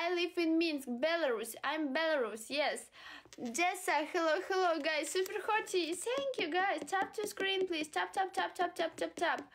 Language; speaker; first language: English; non-native, learner; Russian